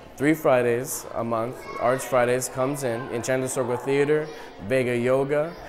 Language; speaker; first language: English; native; English